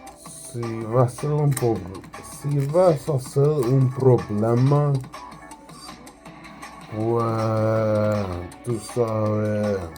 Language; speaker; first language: Spanish; non-native, learner; English